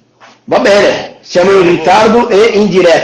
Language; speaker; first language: Italian; non-native, learner; Portuguese